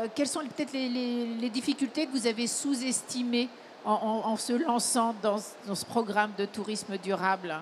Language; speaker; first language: French; native; French